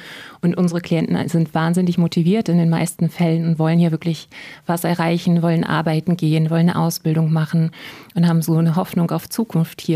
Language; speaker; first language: German; native; German